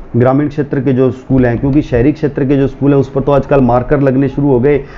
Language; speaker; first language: Hindi; non-native, local second language; Rajasthani